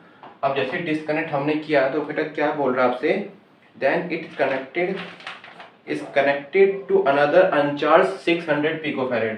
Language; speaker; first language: Hindi; native; Hindi